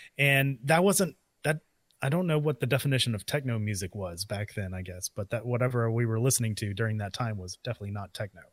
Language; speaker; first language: English; native; English